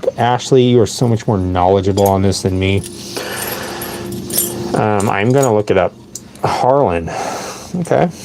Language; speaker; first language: English; native; English